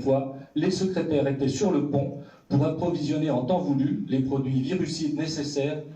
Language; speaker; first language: French; native; French